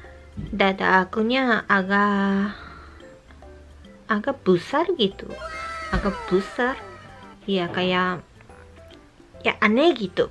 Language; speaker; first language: Indonesian; non-native, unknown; Japanese